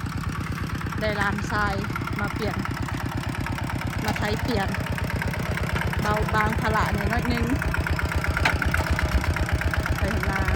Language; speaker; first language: Thai; non-native, local second language; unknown